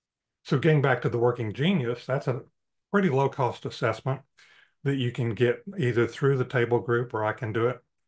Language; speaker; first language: English; native; English